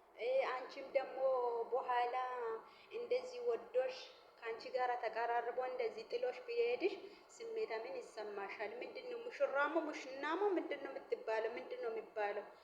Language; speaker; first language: Amharic; non-native, local second language; Oromo